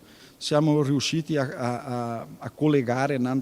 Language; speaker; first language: Italian; early bilingual, heritage; Venetian